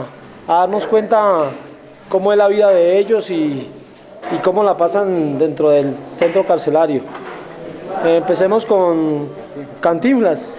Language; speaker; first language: Spanish; native; Spanish